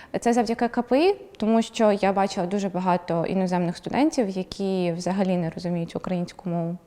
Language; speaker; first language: Ukrainian; native; Ukrainian